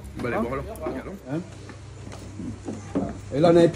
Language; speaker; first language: French; non-native, local second language; Réunion Creole French